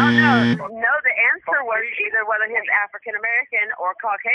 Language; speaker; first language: English; native; English